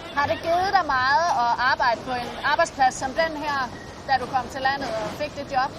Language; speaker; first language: Danish; native; Danish